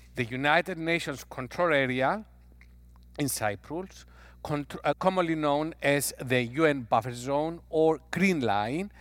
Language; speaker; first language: English; non-native, fluent; Greek